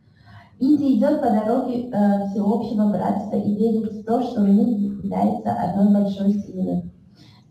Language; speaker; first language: Russian; native; Russian